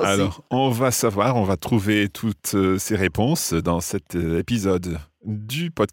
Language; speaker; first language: French; non-native, fluent; English